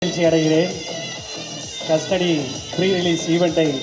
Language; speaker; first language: Tamil; native; Tamil